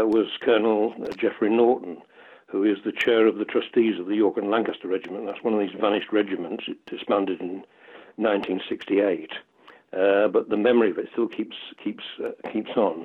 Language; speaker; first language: English; native; English